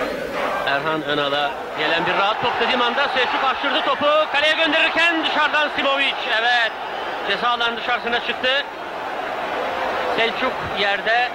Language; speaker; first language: Turkish; native; Turkish